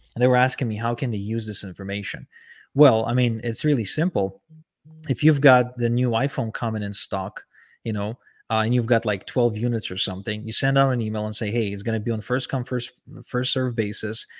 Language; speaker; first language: English; early bilingual, other home language; Ukrainian